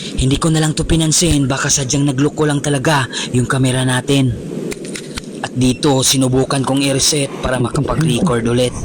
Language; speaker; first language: Filipino; non-native, local second language; Cebuano